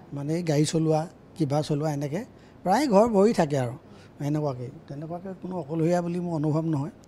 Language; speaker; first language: Assamese; native; Assamese